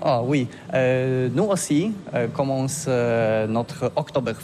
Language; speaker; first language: French; non-native, learner; Polish